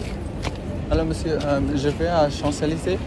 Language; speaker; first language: French; non-native, learner; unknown